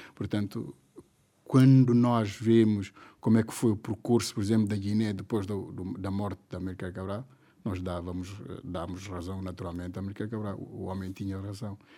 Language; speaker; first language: Portuguese; non-native, local second language; Upper Guinea Crioulo